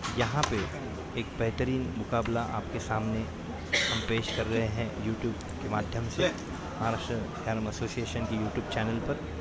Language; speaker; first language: Hindi; non-native, local second language; Marathi